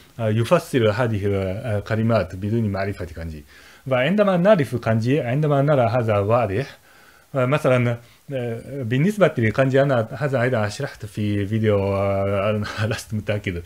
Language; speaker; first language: Arabic; non-native, fluent; Japanese